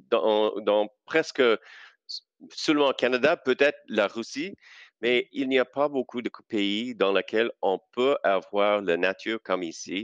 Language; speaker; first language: French; non-native, local second language; English